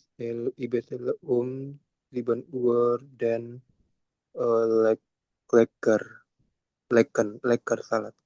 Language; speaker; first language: German; non-native, learner; Indonesian